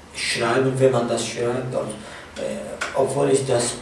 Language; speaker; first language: German; non-native, fluent; Kurdish